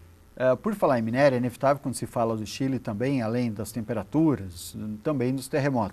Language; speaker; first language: Portuguese; native; Portuguese